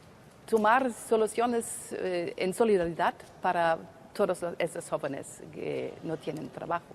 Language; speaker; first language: Spanish; non-native, fluent; German